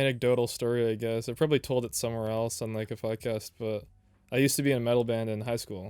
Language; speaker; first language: English; native; English